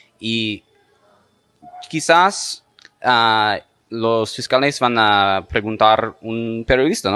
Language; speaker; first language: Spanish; non-native, fluent; English